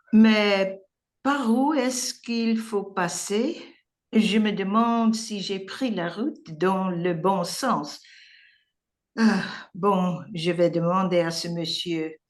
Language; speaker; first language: French; non-native, learner; English